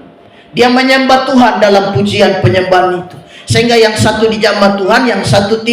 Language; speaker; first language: Indonesian; native; Indonesian